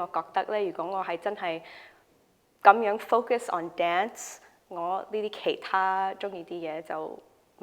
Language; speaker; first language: Cantonese; non-native, local second language; English